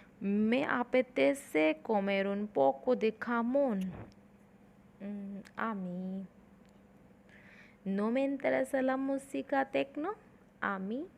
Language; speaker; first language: Spanish; non-native, learner; Hindi